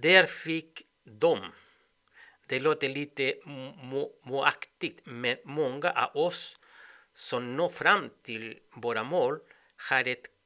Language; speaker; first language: Swedish; non-native, fluent; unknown